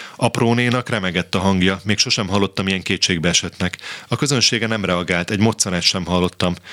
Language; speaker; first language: Hungarian; native; Hungarian